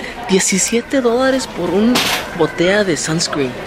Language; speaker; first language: Spanish; early bilingual, heritage; Spanish